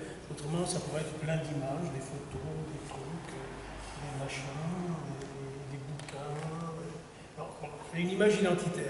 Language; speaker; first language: French; native; French